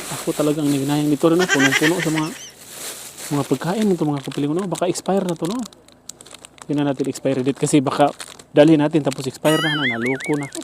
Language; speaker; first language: Filipino; non-native, local second language; Cebuano